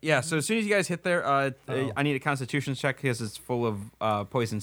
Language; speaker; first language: English; native; English